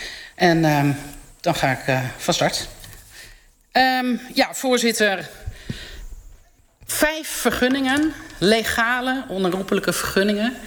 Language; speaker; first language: Dutch; native; Dutch